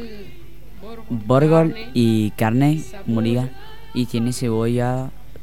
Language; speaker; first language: Spanish; non-native, learner; Arabic